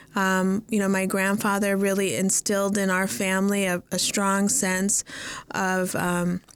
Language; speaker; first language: English; native; English